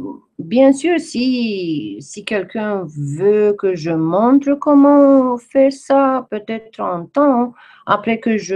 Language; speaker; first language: French; non-native, fluent; English